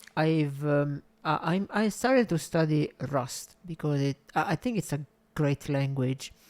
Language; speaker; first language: English; non-native, fluent; Italian